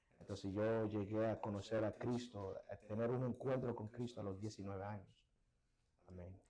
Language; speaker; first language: Spanish; early bilingual, heritage; Spanish